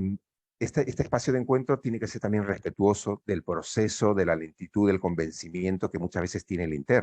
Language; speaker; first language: Spanish; native; Spanish